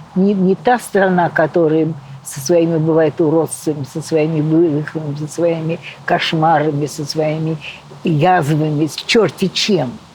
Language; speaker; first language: Russian; native; Russian